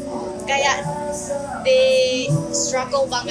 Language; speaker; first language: Indonesian; non-native, learner; Thai